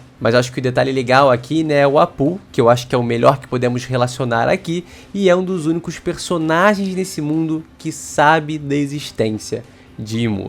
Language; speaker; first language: Portuguese; native; Portuguese